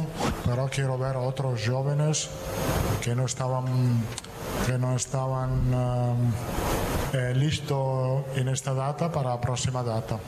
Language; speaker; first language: Portuguese; non-native, learner; Italian